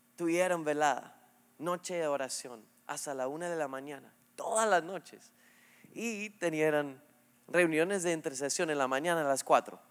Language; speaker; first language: Spanish; non-native, fluent; English